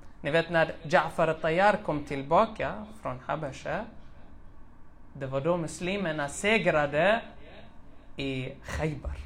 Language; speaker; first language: Swedish; early bilingual, other home language; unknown